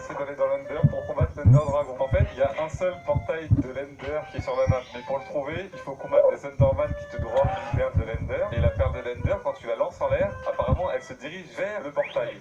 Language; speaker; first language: French; native; French